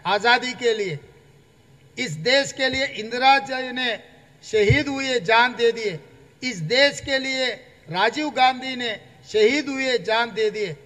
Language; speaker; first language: Hindi; non-native, local second language; Telugu